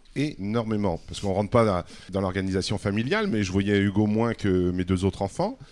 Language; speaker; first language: French; native; French